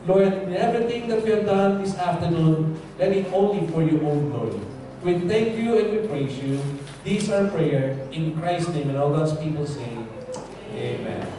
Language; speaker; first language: English; non-native, local second language; Filipino